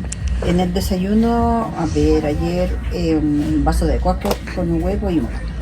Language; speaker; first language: Spanish; native; Spanish